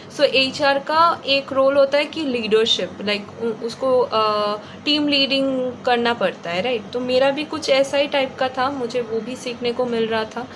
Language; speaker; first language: Hindi; non-native, local second language; Bangla